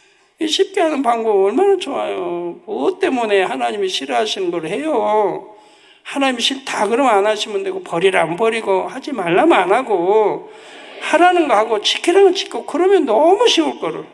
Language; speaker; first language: Korean; native; Korean